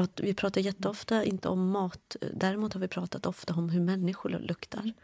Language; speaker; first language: Swedish; early bilingual, other home language; Kurdish